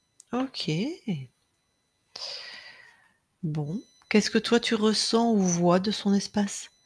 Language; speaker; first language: French; native; French